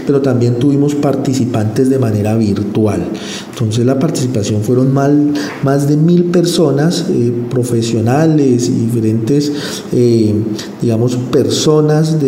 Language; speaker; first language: Spanish; native; Spanish